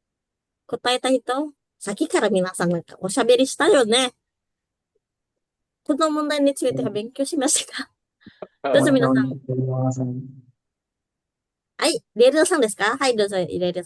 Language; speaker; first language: Japanese; non-native, fluent; Indonesian